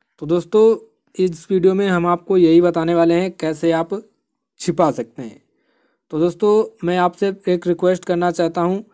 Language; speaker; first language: Hindi; native; Hindi